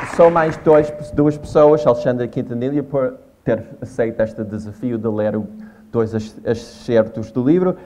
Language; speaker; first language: Portuguese; non-native, fluent; English